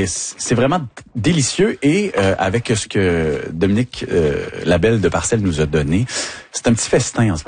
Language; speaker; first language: French; native; French